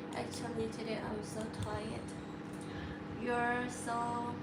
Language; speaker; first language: English; non-native, learner; Thai